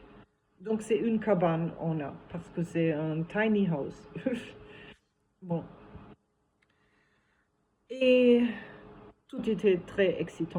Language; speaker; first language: French; non-native, fluent; German